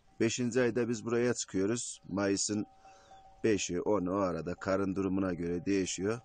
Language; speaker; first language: Turkish; native; Turkish